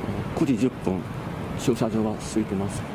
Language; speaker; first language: Japanese; native; Japanese